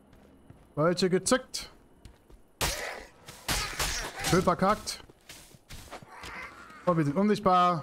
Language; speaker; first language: German; native; German